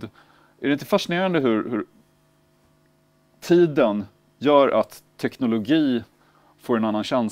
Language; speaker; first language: Swedish; native; Swedish